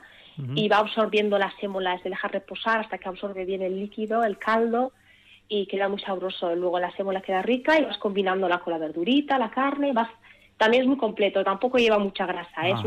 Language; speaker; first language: Spanish; early bilingual, other home language; Arabic